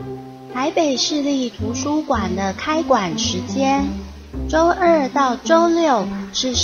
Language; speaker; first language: Chinese; native; Chinese